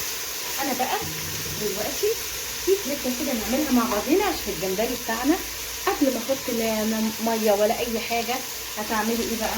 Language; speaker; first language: Arabic; native; Arabic